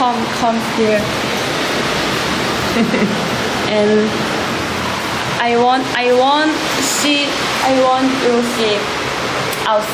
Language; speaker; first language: English; non-native, learner; Korean